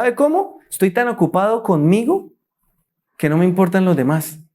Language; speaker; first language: Spanish; native; Spanish